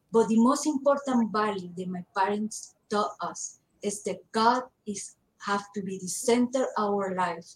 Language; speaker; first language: English; non-native, learner; Spanish